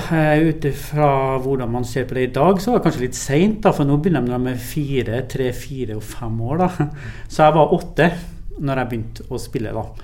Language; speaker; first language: Norwegian; early bilingual, other home language; English